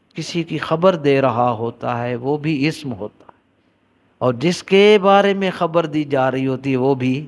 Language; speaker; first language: Urdu; native; Urdu